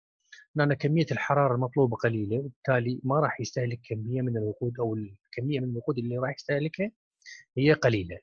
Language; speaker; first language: Arabic; native; Arabic